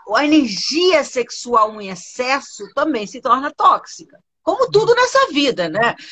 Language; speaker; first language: Portuguese; early bilingual, other home language; Spanish